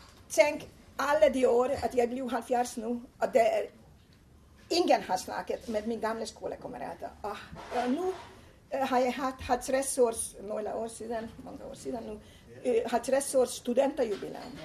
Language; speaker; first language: Danish; non-native, fluent; Hungarian